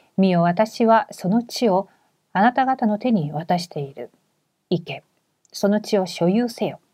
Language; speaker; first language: Japanese; non-native, fluent; Korean